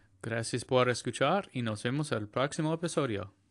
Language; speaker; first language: Spanish; non-native, learner; English